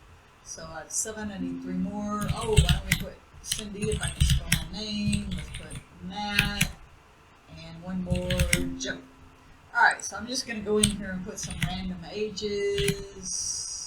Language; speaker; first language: English; native; English